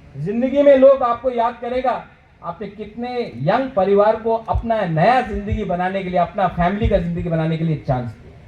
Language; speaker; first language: Hindi; non-native, local second language; Bangla